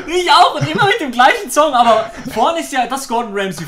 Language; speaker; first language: German; native; German